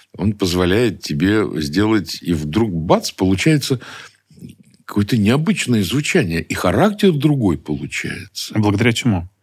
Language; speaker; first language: Russian; native; Russian